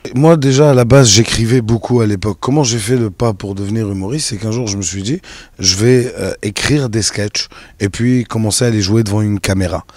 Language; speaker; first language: French; non-native, local second language; Arabic